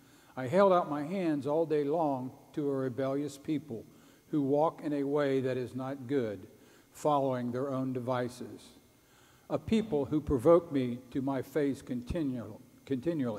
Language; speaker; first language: English; native; English